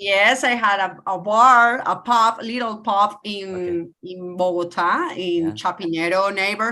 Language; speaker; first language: English; non-native, learner; Spanish